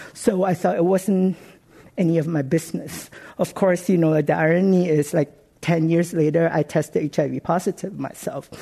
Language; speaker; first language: English; non-native, local second language; Cantonese